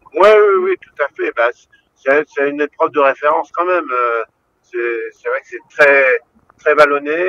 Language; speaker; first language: French; native; French